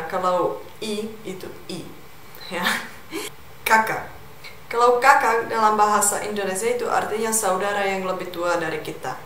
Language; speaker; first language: Indonesian; non-native, fluent; Czech